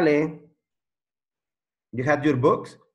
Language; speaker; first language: English; non-native, learner; Spanish